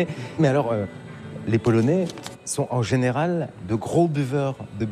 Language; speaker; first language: French; native; French